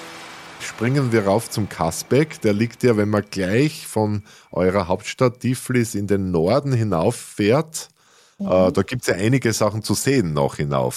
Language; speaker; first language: German; native; German